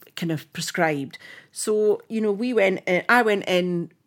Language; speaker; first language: English; native; English